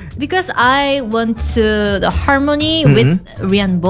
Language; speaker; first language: English; non-native, learner; Korean